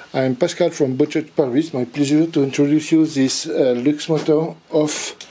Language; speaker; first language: English; non-native, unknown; French